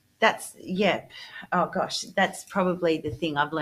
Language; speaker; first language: English; native; English